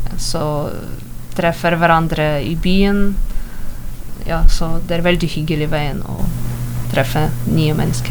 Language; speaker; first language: Norwegian; non-native, learner; Ukrainian